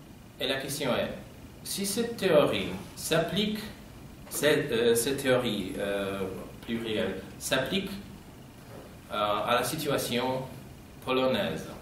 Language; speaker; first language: French; non-native, fluent; Polish